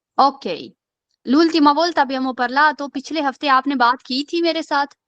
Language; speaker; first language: Italian; non-native, fluent; Urdu